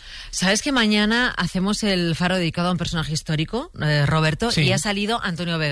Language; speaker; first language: Spanish; native; Spanish